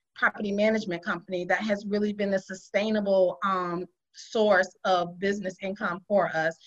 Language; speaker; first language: English; native; English